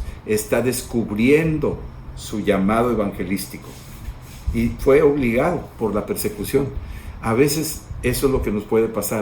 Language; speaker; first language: Spanish; native; Spanish